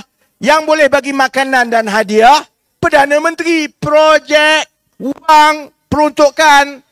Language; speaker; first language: Malay; native; Malay